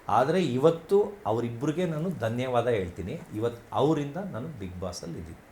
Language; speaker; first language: Kannada; native; Kannada